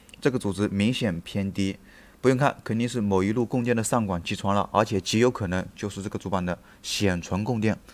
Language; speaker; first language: Chinese; native; Chinese